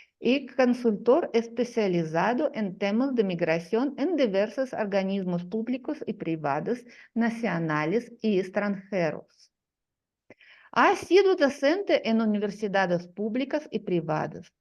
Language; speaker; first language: Spanish; non-native, fluent; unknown